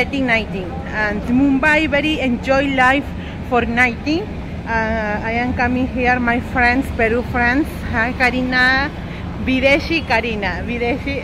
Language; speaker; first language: English; non-native, learner; Spanish